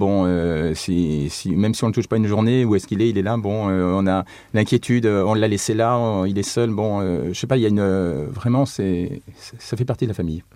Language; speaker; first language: French; native; French